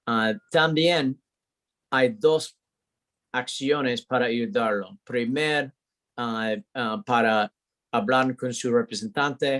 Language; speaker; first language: Spanish; non-native, learner; English